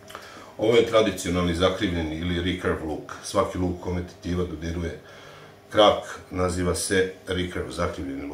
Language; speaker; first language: Serbian; native; Serbian